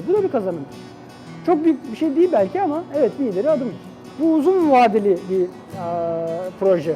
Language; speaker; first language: Turkish; native; Turkish